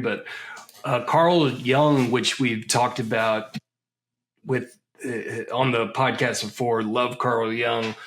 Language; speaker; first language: English; native; English